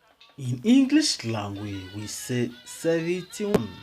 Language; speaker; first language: English; non-native, local second language; Esan